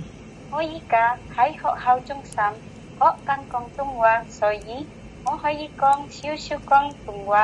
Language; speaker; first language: Cantonese; non-native, learner; Indonesian